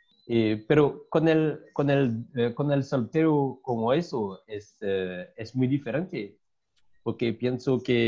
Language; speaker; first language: Spanish; non-native, learner; French